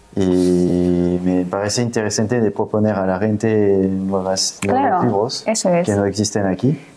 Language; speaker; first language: Spanish; non-native, fluent; French